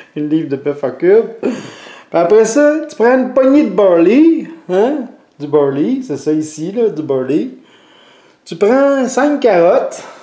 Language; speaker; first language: French; native; French